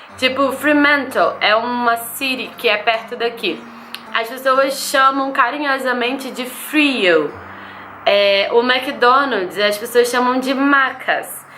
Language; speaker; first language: Portuguese; native; Portuguese